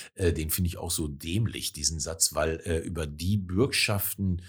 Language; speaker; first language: German; native; German